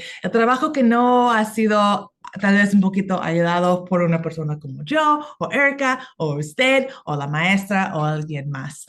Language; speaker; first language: Spanish; non-native, fluent; English